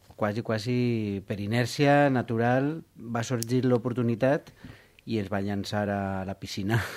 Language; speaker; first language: Catalan; non-native, local second language; Spanish